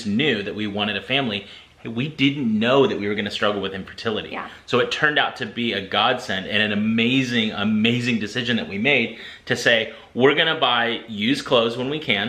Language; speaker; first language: English; native; English